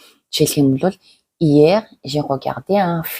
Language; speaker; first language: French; non-native, fluent; Mongolian